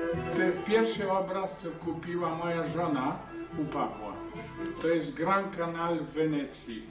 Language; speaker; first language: Polish; early bilingual, heritage; Polish